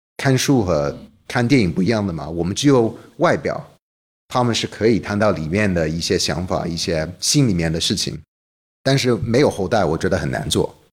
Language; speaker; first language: Chinese; non-native, fluent; English